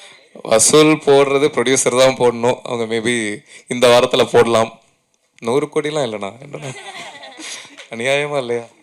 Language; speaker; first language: Tamil; native; Tamil